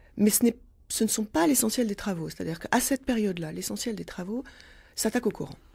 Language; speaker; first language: French; native; French